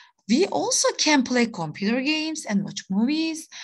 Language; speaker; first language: English; non-native, fluent; Turkish